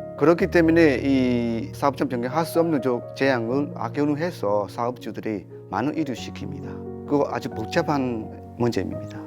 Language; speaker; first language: Korean; non-native, fluent; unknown